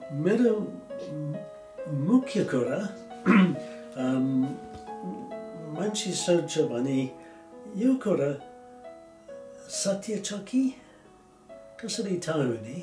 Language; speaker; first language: Nepali; non-native, fluent; English